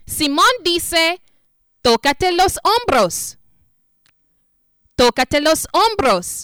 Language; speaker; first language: Spanish; non-native, fluent; English